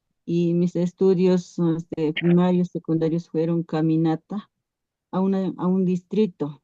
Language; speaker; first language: Spanish; non-native, local second language; Quechua